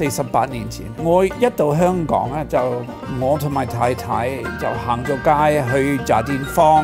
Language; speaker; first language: Chinese; non-native, fluent; English